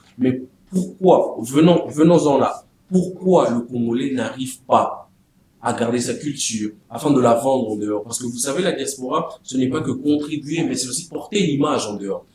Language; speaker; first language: French; non-native, local second language; Lingala